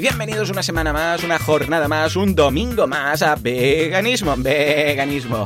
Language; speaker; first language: Spanish; native; Spanish